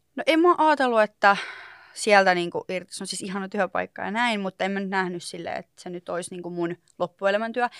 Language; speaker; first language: Finnish; native; Finnish